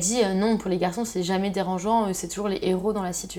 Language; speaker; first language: French; native; French